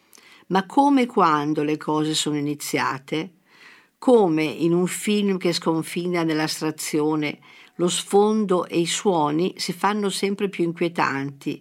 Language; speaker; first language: Italian; native; Italian